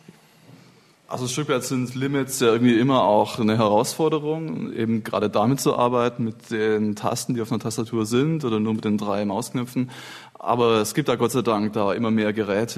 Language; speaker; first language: German; native; German